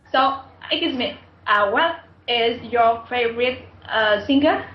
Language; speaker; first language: English; non-native, learner; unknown